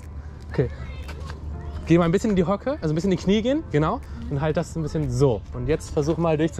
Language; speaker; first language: German; native; German